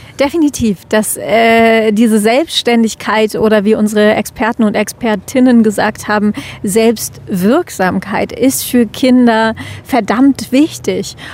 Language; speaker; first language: German; native; German